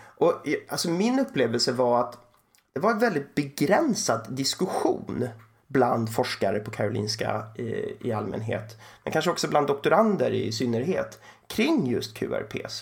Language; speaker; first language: Swedish; native; Swedish